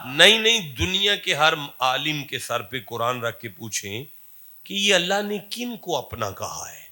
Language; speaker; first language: Urdu; non-native, local second language; Punjabi